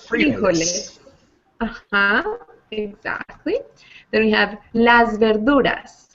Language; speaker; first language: Spanish; non-native, fluent; English